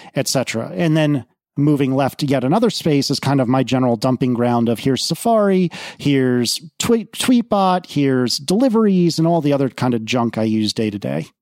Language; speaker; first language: English; native; English